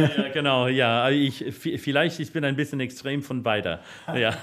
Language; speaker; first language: German; non-native, fluent; English